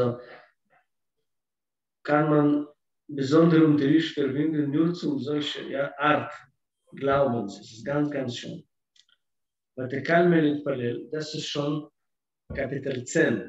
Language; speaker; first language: German; non-native, fluent; Russian